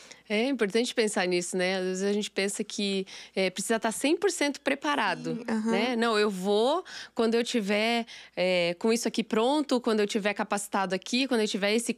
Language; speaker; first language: Portuguese; native; Portuguese